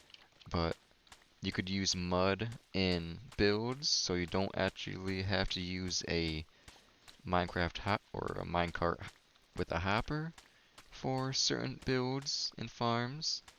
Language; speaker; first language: English; native; English